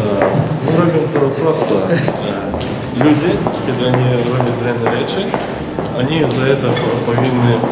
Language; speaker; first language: Polish; non-native, learner; Russian